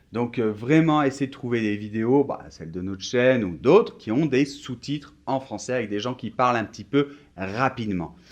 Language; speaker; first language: French; native; French